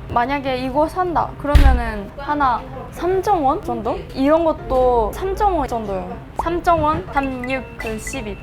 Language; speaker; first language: Korean; early bilingual, heritage; Japanese